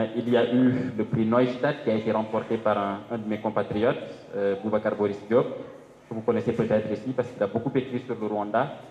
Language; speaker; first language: French; non-native, local second language; Serer